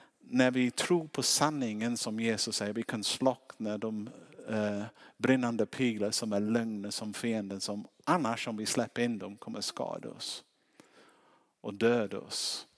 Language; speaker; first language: Swedish; non-native, fluent; English